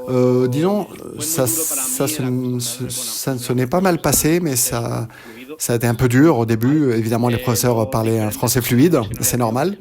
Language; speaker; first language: French; non-native, fluent; Spanish